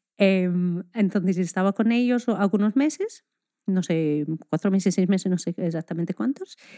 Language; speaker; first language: Spanish; non-native, fluent; English